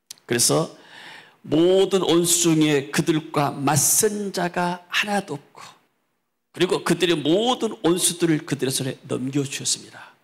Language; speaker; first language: Korean; native; Korean